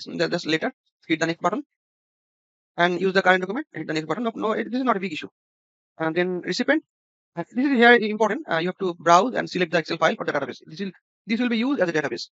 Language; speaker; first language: English; non-native, local second language; Bangla